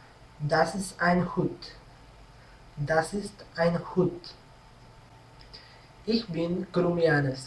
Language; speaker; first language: German; non-native, fluent; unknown